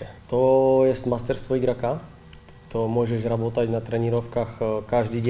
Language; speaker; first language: Russian; non-native, learner; Czech